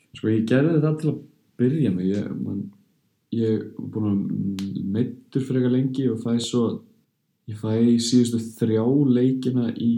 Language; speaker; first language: Icelandic; early bilingual, heritage; Icelandic